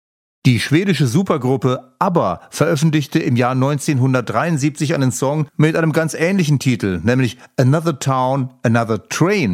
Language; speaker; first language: German; native; German